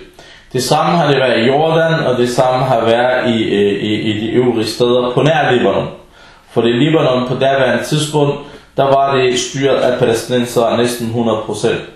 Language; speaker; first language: Danish; early bilingual, other home language; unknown